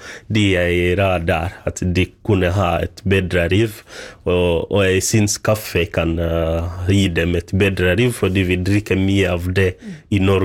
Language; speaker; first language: Norwegian; non-native, learner; Swahili